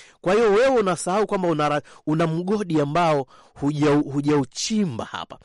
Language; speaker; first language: Swahili; native; Swahili